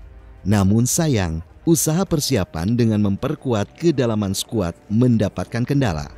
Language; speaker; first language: Indonesian; native; Indonesian